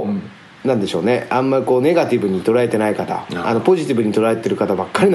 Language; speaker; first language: Japanese; native; Japanese